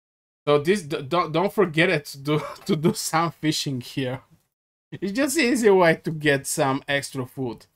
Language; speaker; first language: English; non-native, fluent; Bulgarian